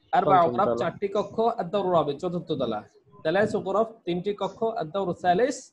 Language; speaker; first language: Arabic; non-native, fluent; Bangla